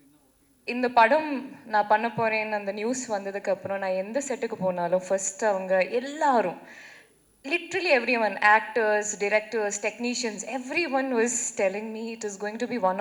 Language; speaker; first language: Tamil; non-native, fluent; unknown